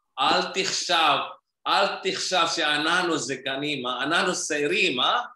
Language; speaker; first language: Hebrew; non-native, learner; Indonesian